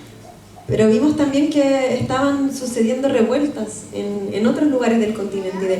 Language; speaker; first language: Spanish; native; Spanish